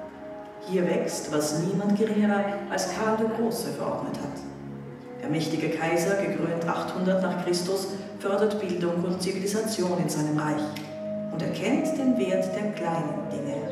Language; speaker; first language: German; native; German